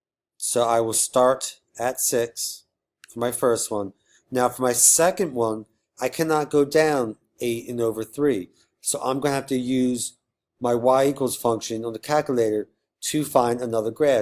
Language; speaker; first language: English; native; English